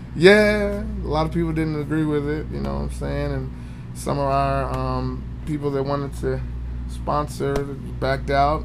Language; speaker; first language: English; native; English